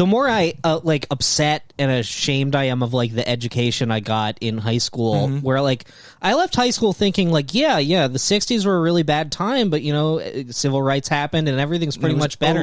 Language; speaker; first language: English; native; English